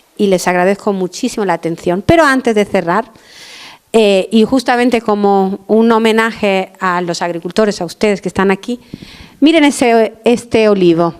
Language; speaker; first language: Spanish; non-native, fluent; Albanian